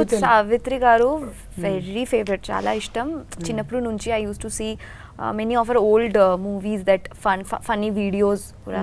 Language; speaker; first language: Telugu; non-native, learner; Bangla